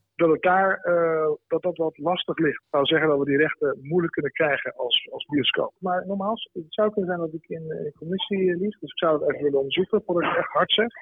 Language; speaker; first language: Dutch; early bilingual, other home language; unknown